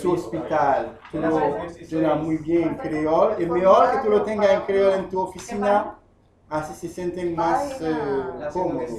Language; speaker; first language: Spanish; non-native, fluent; Haitian Creole